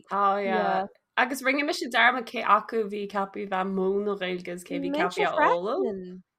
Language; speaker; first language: Irish; native; Irish